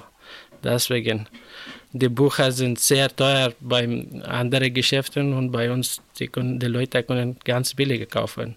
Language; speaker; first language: German; non-native, learner; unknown